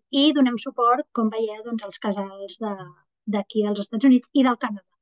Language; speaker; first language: Catalan; native; Catalan